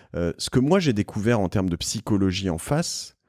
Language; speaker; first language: French; native; French